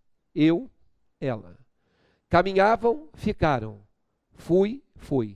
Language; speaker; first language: Portuguese; native; Portuguese